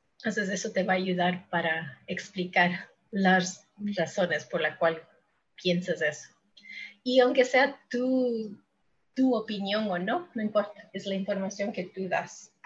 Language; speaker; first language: Spanish; non-native, fluent; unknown